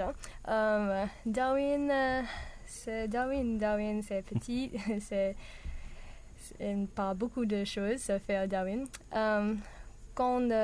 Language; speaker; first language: French; non-native, learner; English